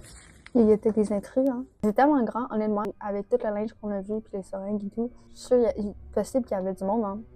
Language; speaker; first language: French; native; French